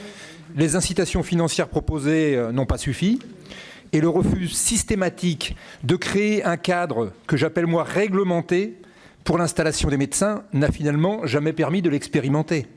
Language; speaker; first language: French; native; French